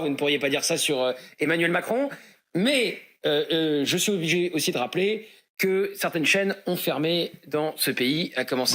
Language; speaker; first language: French; native; French